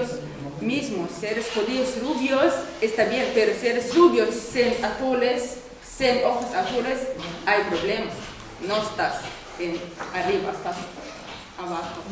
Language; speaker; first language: Spanish; non-native, learner; Arabic